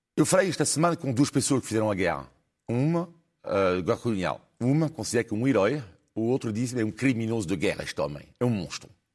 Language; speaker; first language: Portuguese; non-native, fluent; French